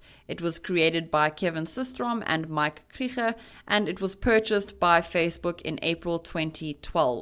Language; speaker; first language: English; native; English